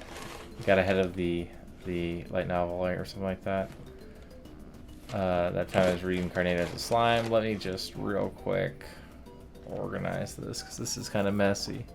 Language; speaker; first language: English; native; English